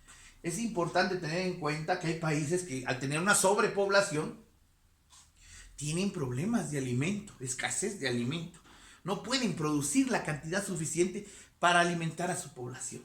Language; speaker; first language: Spanish; native; Spanish